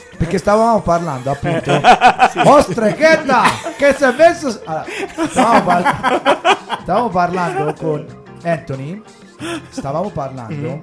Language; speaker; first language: Italian; native; Italian